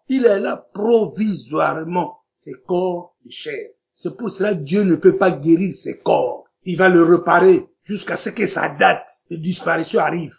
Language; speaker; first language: French; non-native, local second language; Lingala